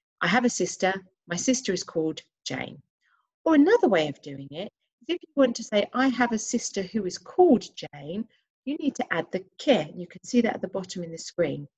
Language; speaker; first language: English; native; English